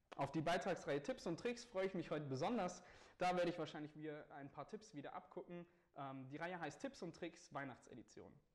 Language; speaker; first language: German; native; German